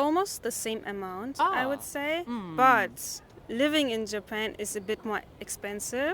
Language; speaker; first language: English; non-native, fluent; German